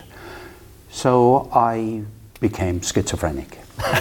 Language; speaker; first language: English; native; English